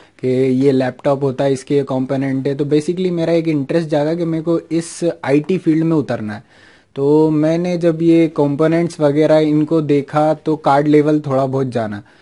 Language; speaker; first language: Hindi; native; Hindi